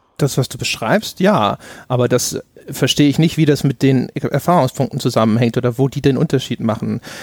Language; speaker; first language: German; native; German